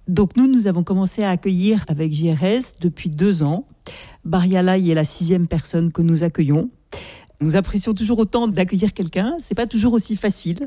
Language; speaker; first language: French; native; French